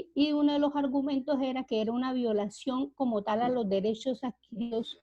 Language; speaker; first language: Spanish; native; Spanish